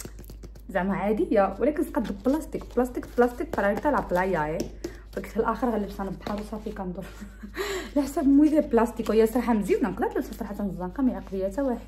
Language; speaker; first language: Arabic; early bilingual, heritage; Arabic